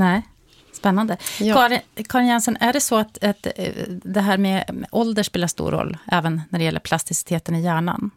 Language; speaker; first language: Swedish; native; Swedish